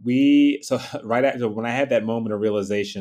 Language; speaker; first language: English; native; English